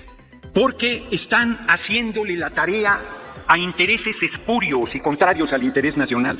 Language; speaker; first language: Spanish; native; Spanish